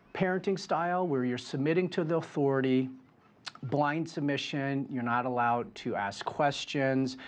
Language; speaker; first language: English; native; English